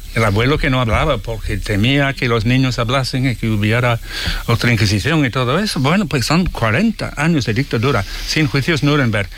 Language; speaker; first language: Spanish; non-native, fluent; English